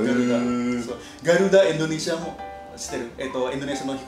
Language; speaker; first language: Japanese; non-native, learner; Indonesian